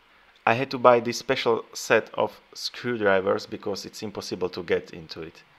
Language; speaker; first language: English; non-native, fluent; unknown